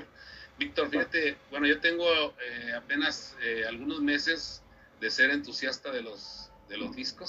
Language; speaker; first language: Spanish; native; Spanish